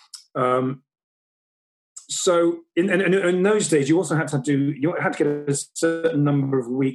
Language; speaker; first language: English; native; English